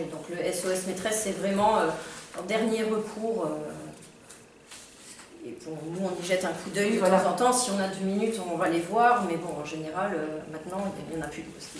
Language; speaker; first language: French; native; French